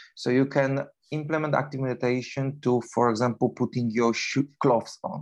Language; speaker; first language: English; non-native, fluent; Polish